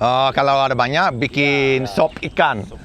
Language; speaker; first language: Indonesian; non-native, learner; English